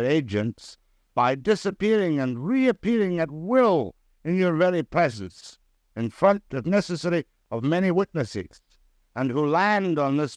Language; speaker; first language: English; native; English